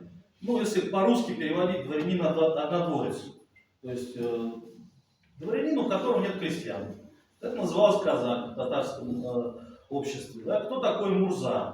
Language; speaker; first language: Russian; native; Russian